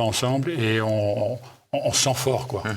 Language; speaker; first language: French; native; French